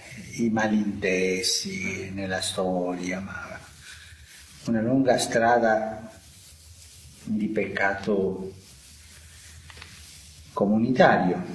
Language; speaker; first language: Italian; non-native, fluent; Spanish